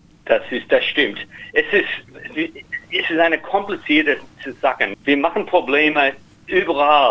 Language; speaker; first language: German; non-native, learner; English